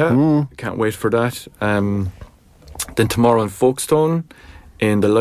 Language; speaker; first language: English; native; English